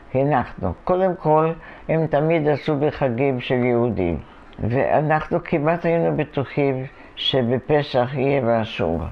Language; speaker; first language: Hebrew; non-native, fluent; Polish